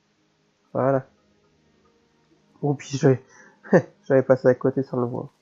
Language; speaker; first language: French; native; French